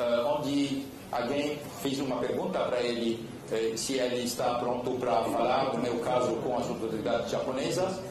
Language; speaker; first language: Portuguese; non-native, fluent; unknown